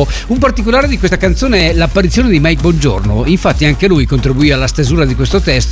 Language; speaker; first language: Italian; native; Italian